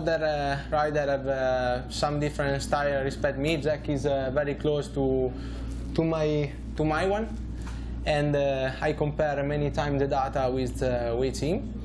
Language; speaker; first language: English; non-native, learner; Italian